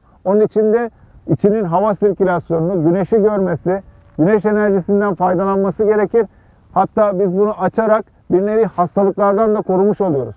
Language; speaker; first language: Turkish; native; Turkish